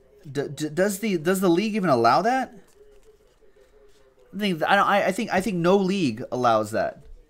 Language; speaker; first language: English; native; English